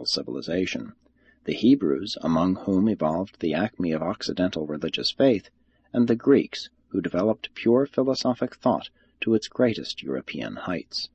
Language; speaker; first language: English; native; English